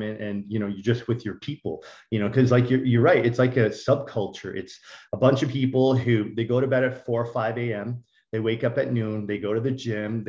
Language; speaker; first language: English; native; English